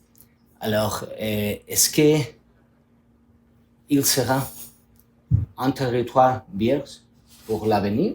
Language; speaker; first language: French; non-native, learner; Spanish